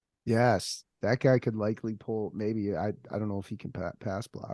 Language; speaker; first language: English; native; English